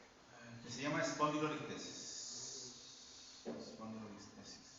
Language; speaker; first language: Spanish; native; Spanish